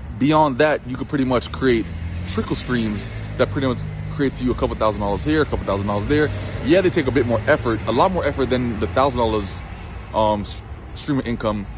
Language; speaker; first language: English; native; English